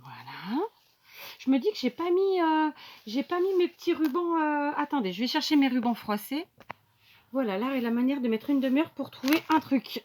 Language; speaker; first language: French; native; French